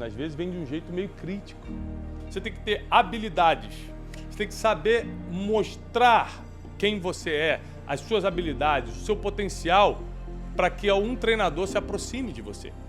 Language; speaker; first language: Portuguese; native; Portuguese